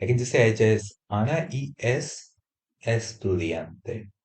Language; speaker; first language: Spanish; non-native, fluent; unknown